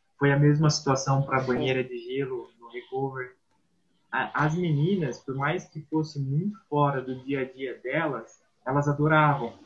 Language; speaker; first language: Portuguese; native; Portuguese